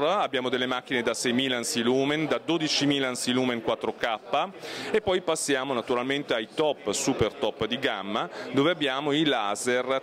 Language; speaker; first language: Italian; native; Italian